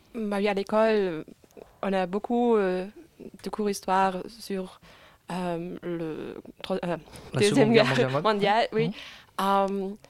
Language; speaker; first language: French; non-native, fluent; German